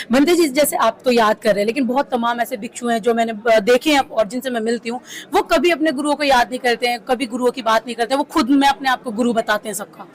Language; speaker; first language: Hindi; native; Hindi